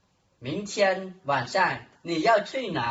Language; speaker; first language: Chinese; non-native, learner; Hmong